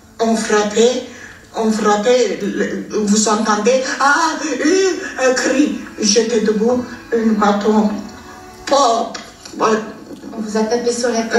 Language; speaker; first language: French; non-native, fluent; Armenian